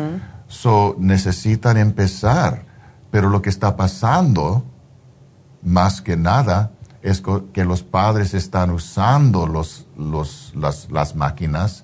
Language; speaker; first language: Spanish; early bilingual, heritage; Spanish